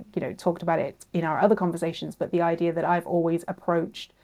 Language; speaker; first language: English; native; English